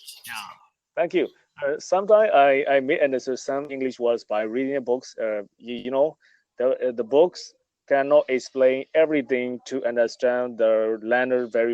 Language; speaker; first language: English; non-native, learner; Burmese